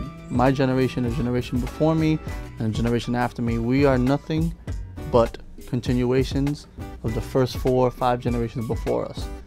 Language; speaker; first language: English; early bilingual, other home language; Spanish